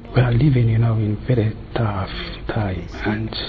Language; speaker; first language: English; non-native, learner; French